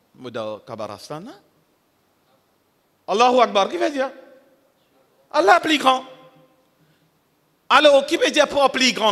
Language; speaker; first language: French; non-native, local second language; Morisyen